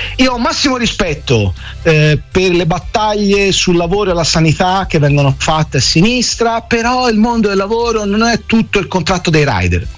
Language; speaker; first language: Italian; native; Italian